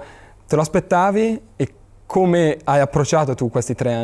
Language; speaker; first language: Italian; native; Italian